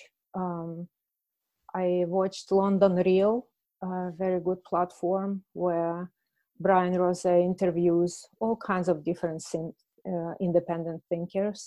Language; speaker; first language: English; non-native, fluent; Russian